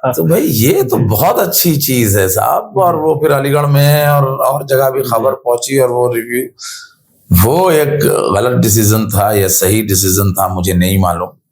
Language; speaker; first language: Urdu; native; Urdu